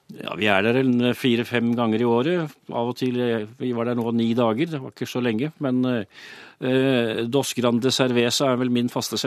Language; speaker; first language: Norwegian; native; Norwegian